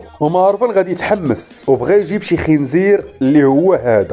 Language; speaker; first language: Arabic; native; Arabic